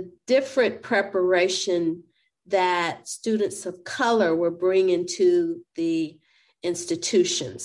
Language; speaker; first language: English; native; English